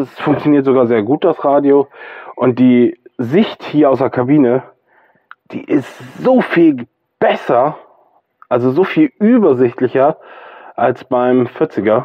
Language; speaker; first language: German; native; German